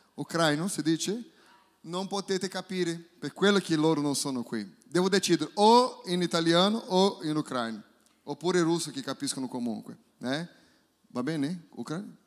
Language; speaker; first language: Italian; non-native, fluent; Portuguese